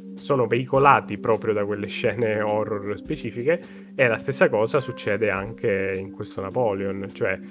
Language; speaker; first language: Italian; native; Italian